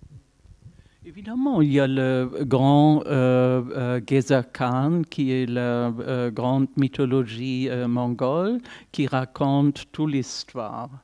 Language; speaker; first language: French; non-native, fluent; German